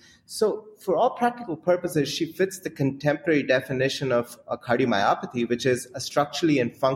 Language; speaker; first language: English; non-native, local second language; Hindi